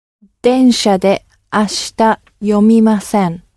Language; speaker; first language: Japanese; non-native, learner; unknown